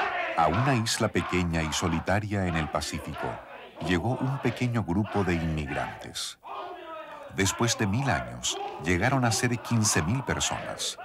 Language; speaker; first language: Spanish; native; Spanish